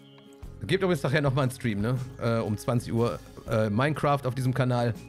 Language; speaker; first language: German; native; German